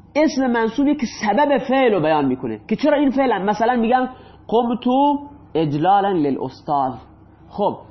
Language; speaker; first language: Persian; non-native, local second language; Baluchi